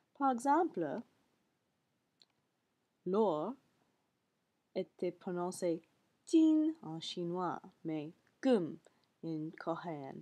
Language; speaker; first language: French; non-native, learner; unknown